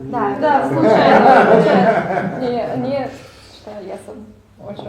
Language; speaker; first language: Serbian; non-native, learner; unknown